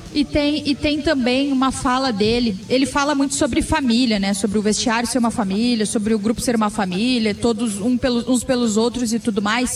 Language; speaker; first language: Portuguese; native; Portuguese